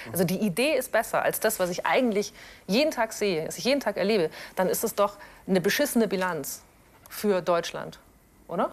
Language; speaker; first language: German; native; German